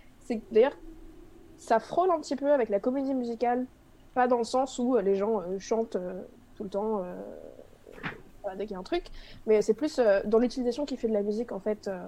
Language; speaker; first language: French; native; French